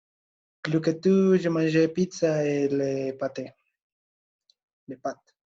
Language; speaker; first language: French; non-native, learner; Spanish